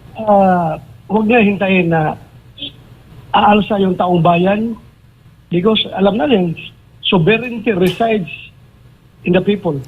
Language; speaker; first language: Filipino; non-native, local second language; Cebuano